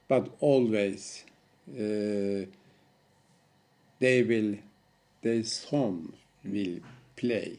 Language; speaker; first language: English; non-native, learner; Turkish